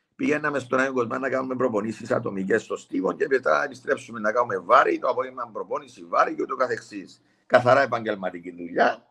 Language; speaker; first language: Greek; native; Greek